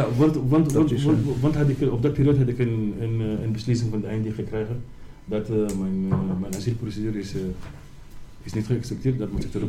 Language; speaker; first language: Dutch; non-native, learner; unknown